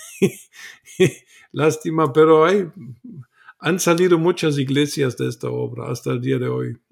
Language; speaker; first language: Spanish; non-native, fluent; German